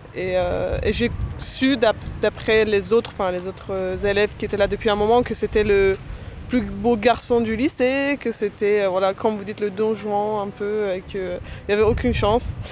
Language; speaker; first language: French; non-native, fluent; Persian